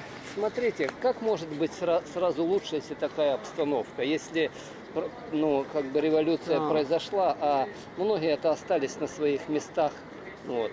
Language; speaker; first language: Russian; native; Russian